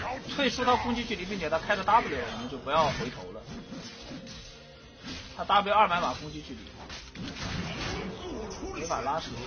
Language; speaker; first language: Chinese; native; Chinese